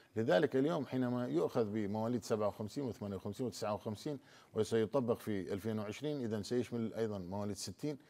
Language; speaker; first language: Arabic; non-native, local second language; Turkmen